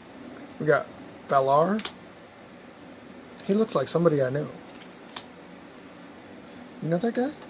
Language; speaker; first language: English; native; English